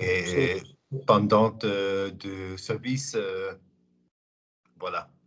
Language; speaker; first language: French; non-native, learner; English